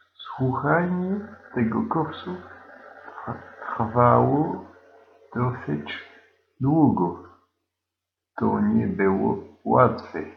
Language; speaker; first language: Polish; non-native, learner; French